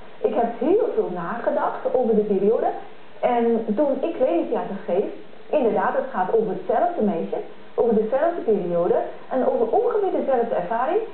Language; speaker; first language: Dutch; non-native, fluent; Chinese